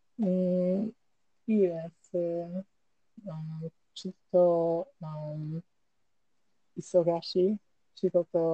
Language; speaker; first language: Japanese; non-native, learner; English